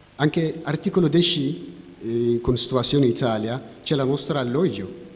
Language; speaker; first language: Italian; non-native, learner; Tigrinya